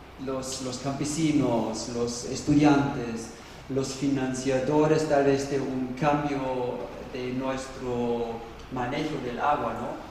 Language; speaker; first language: Spanish; non-native, fluent; German